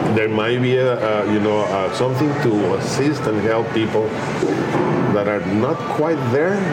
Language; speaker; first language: English; non-native, fluent; Spanish